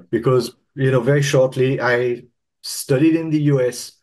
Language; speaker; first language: English; non-native, fluent; French